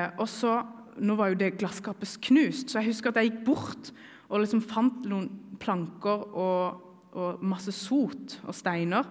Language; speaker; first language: Norwegian; early bilingual, other home language; Kurdish